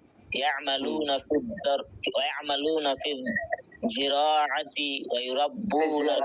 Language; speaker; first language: Arabic; non-native, learner; Bangla